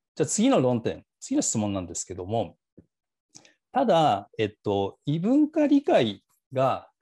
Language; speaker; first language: Japanese; native; Japanese